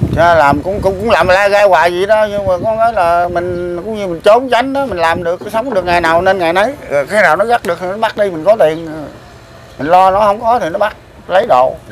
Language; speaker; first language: Vietnamese; early bilingual, heritage; Vietnamese